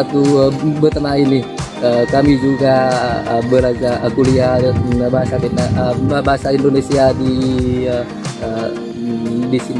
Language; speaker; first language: Indonesian; non-native, learner; Vietnamese